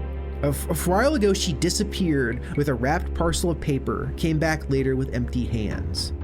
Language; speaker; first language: English; native; English